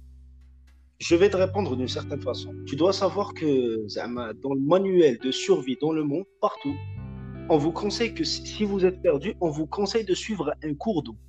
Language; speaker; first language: French; non-native, local second language; Kabyle